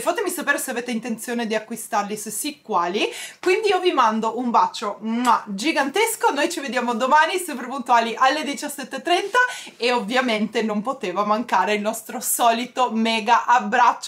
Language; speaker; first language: Italian; native; Italian